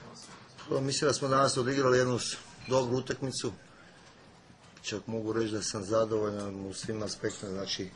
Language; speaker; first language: Bosnian; native; Bosnian